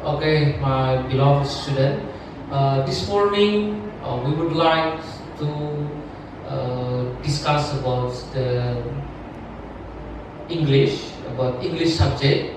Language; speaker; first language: English; non-native, learner; Indonesian